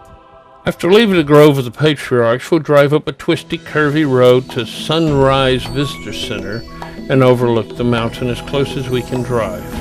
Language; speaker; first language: English; native; English